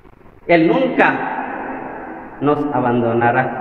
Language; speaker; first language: Spanish; non-native, fluent; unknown